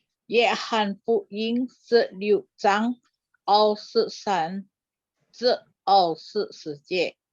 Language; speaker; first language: Chinese; non-native, learner; Indonesian